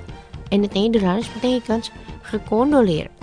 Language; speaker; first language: Dutch; non-native, learner; Indonesian